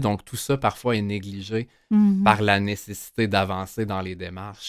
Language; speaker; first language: French; native; French